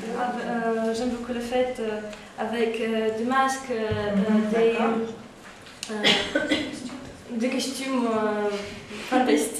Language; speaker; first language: French; non-native, learner; Russian